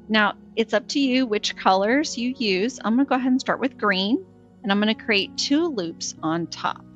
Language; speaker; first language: English; native; English